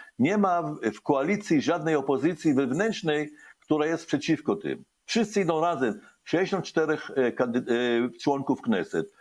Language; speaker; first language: Polish; early bilingual, heritage; Hebrew